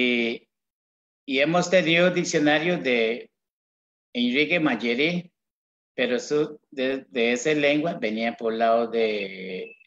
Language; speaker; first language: Spanish; non-native, local second language; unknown